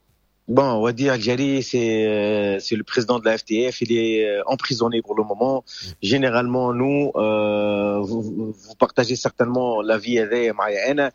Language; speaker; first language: French; non-native, local second language; Arabic